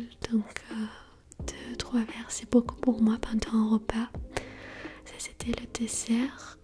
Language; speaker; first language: French; non-native, fluent; Armenian